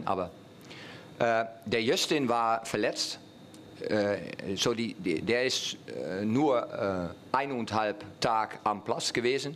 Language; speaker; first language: German; non-native, fluent; Dutch